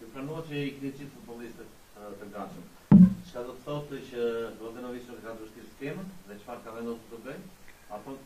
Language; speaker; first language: Albanian; native; Albanian